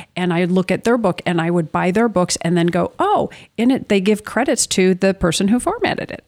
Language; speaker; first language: English; native; English